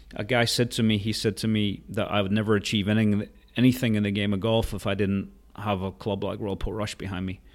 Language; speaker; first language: English; native; English